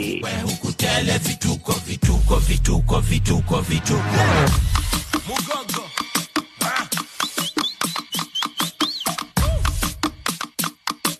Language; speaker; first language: English; non-native, local second language; Giryama